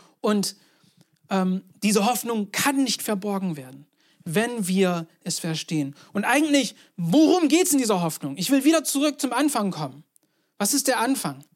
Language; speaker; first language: German; non-native, fluent; English